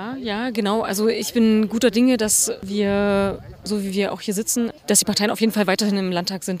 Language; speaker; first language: German; native; German